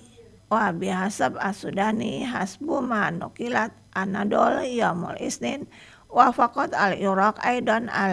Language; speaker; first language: Arabic; non-native, fluent; Indonesian